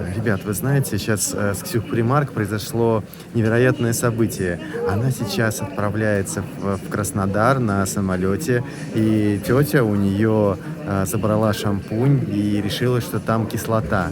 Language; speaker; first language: Russian; native; Russian